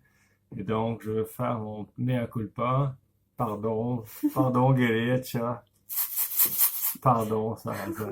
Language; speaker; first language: French; native; French